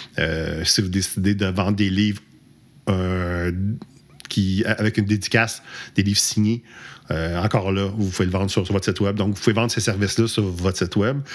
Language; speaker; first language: French; native; French